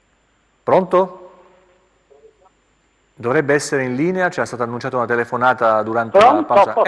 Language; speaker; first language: Italian; native; Italian